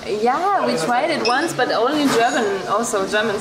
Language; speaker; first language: English; non-native, fluent; German